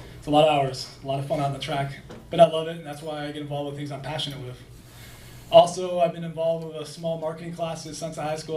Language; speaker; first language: English; native; English